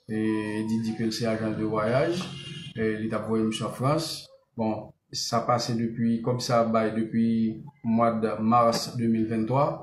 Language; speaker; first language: French; non-native, local second language; Haitian Creole